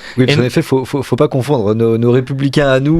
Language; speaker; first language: French; native; French